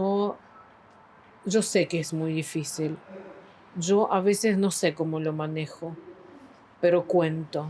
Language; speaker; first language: Spanish; non-native, fluent; Ukrainian